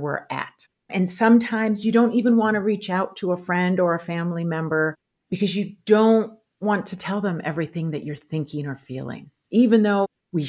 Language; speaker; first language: English; native; English